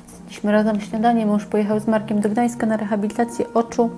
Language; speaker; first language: Polish; native; Polish